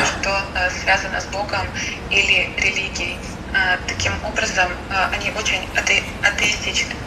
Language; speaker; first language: Russian; native; Russian